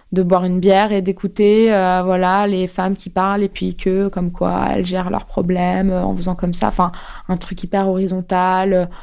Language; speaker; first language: French; native; French